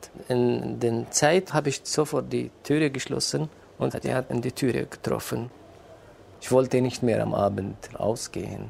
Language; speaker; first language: German; non-native, fluent; Kurdish